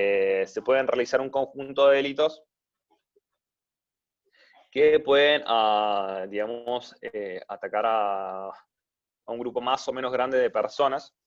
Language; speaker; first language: Spanish; native; Spanish